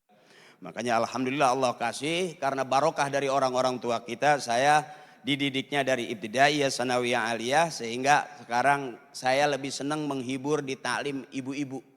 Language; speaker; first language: Malay; native; Malay